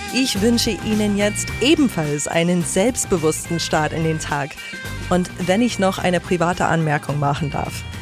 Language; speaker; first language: German; native; German